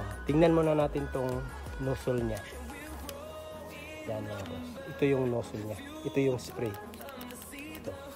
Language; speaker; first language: Filipino; native; Filipino